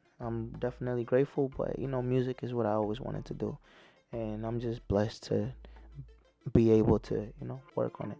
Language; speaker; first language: English; early bilingual, other home language; Spanish